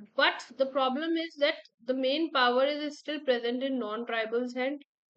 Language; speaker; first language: English; non-native, local second language; Hindi